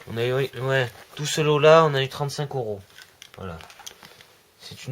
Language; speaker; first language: French; native; French